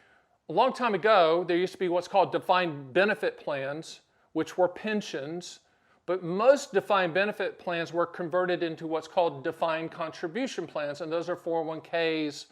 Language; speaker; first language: English; native; English